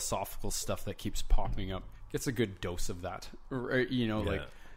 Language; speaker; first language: English; native; English